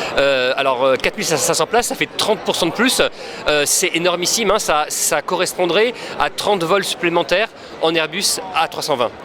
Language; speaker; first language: French; native; French